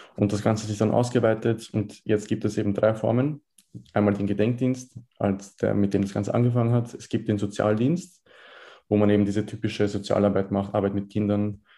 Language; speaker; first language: German; early bilingual, other home language; Bosnian